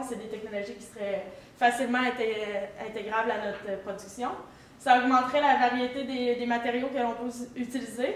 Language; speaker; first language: French; native; French